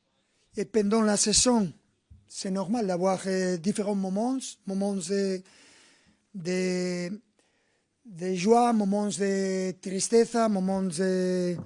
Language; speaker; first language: French; non-native, fluent; Spanish